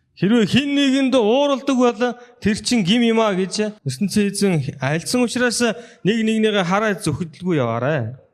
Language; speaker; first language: Mongolian; non-native, fluent; Korean